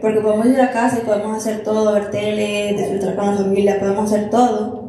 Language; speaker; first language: Spanish; early bilingual, heritage; Spanish